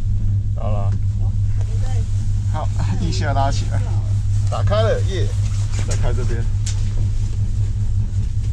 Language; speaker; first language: Chinese; native; Chinese